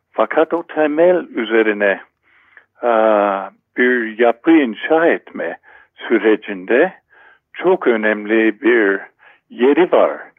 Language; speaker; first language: Turkish; non-native, fluent; English